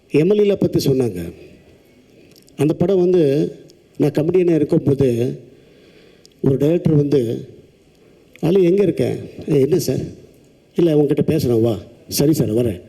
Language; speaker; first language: Tamil; non-native, local second language; Telugu